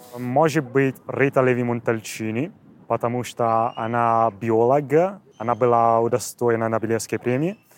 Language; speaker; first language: Russian; non-native, fluent; Italian